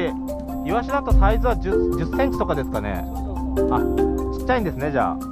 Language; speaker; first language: Japanese; native; Japanese